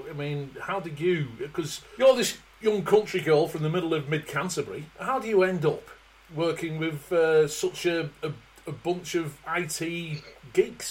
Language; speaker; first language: English; native; English